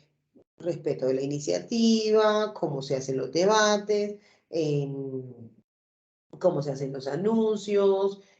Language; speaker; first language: Spanish; native; Spanish